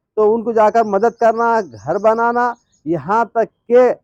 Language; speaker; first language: Urdu; native; Urdu